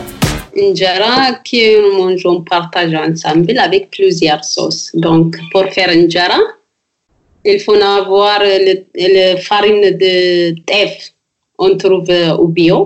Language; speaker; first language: French; non-native, learner; Amharic